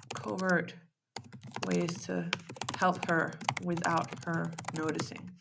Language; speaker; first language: English; non-native, fluent; Danish